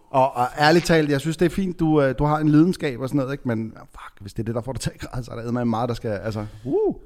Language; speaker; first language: Danish; early bilingual, other home language; Turkish